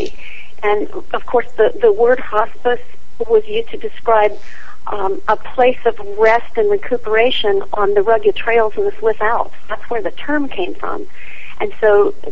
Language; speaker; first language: English; native; English